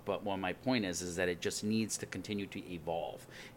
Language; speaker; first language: English; native; English